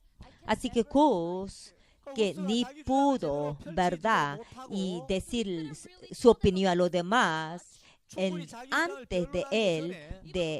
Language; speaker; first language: Spanish; non-native, fluent; Korean